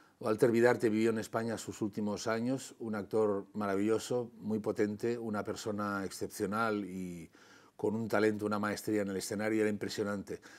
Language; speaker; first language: Spanish; non-native, local second language; Catalan